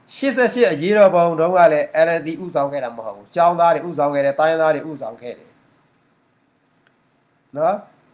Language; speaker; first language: Burmese; non-native, local second language; Mon